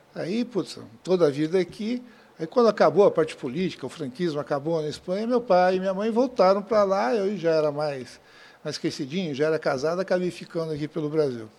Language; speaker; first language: Portuguese; early bilingual, other home language; Spanish